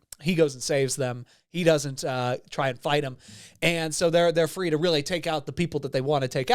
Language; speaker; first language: English; native; English